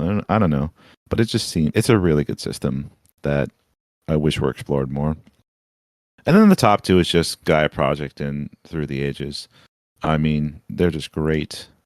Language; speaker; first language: English; native; English